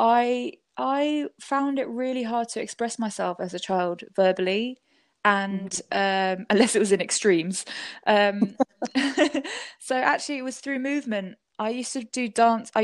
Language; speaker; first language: English; native; English